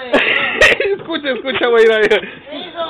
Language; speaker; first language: Spanish; native; Spanish